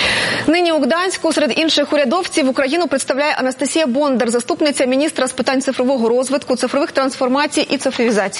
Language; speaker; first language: Ukrainian; native; Ukrainian